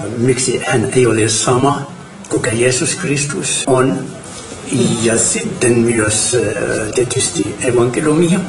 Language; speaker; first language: Finnish; non-native, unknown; Arabic